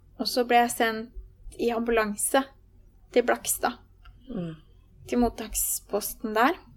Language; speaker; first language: Norwegian; native; Norwegian